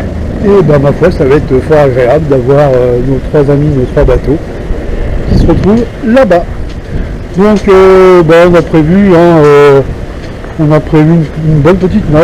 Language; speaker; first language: French; native; French